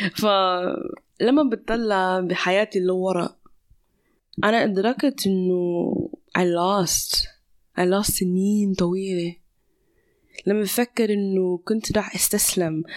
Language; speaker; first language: Arabic; non-native, fluent; English